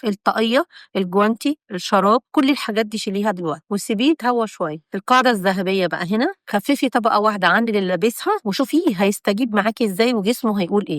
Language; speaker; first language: Arabic; native; Arabic